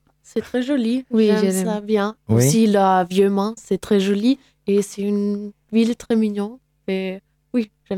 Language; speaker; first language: French; non-native, learner; German